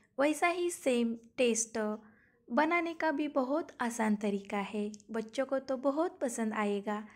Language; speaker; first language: Hindi; non-native, local second language; Marathi